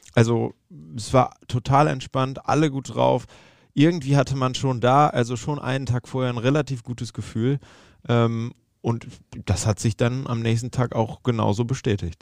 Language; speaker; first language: German; native; German